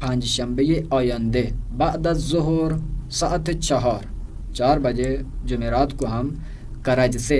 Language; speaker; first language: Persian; non-native, fluent; Urdu